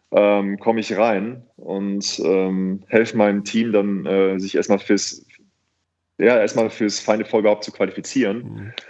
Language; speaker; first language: German; native; German